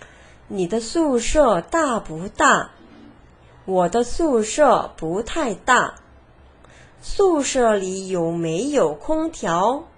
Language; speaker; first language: Chinese; non-native, fluent; Korean